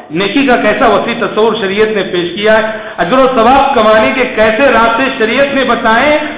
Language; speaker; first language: Urdu; native; Urdu